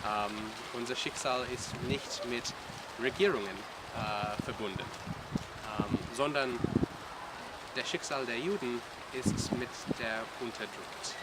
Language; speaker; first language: German; non-native, learner; English